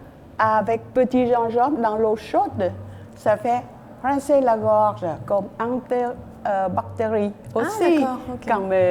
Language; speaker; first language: French; non-native, learner; Vietnamese